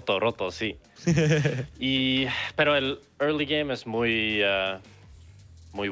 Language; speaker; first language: Spanish; non-native, learner; English